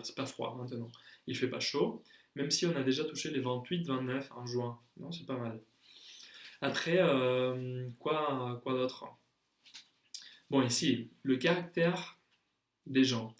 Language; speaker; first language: French; non-native, fluent; Spanish